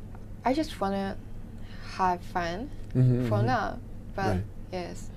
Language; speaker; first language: English; non-native, learner; Japanese